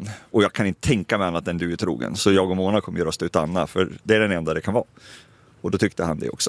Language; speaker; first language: Swedish; native; Swedish